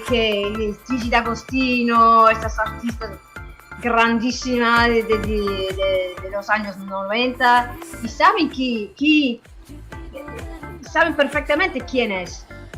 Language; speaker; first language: Spanish; non-native, learner; English